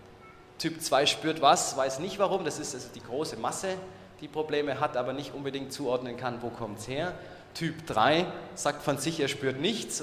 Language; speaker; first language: German; native; German